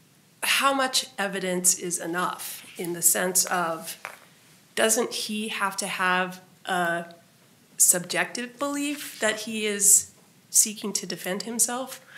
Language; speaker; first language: English; native; English